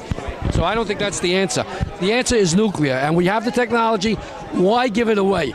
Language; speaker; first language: English; native; English